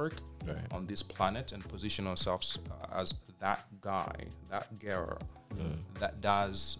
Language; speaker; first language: English; non-native, fluent; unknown